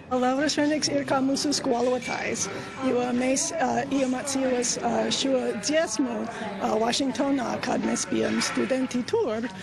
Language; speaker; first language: Latvian; non-native, learner; English